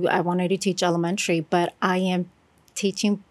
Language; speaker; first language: English; native; English